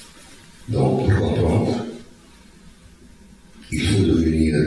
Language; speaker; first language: French; non-native, fluent; Arabic